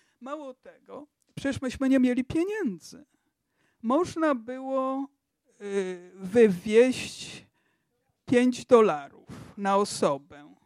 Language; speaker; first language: Polish; native; Polish